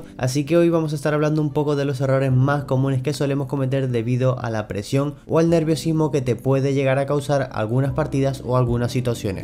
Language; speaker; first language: Spanish; native; Spanish